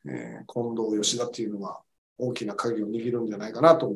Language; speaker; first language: Japanese; native; Japanese